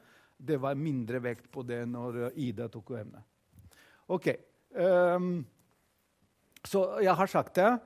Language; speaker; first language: Norwegian; non-native, fluent; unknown